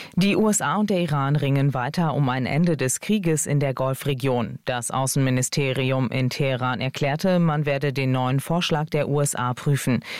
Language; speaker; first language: German; native; German